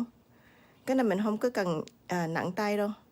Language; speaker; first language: Vietnamese; early bilingual, heritage; Vietnamese